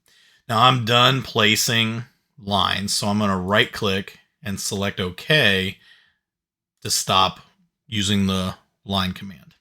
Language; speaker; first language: English; native; English